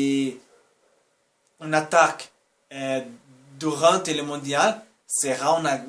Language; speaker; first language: French; non-native, learner; Portuguese